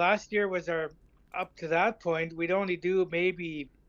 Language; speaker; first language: English; native; English